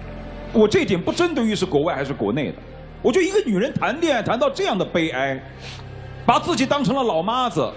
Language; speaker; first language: Chinese; native; Chinese